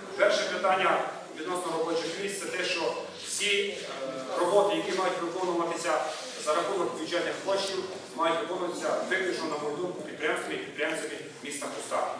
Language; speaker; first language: Ukrainian; native; Ukrainian